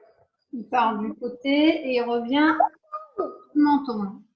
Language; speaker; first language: French; native; French